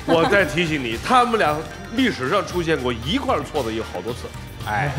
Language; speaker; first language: Chinese; native; Chinese